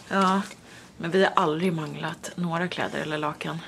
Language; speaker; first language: Swedish; native; Swedish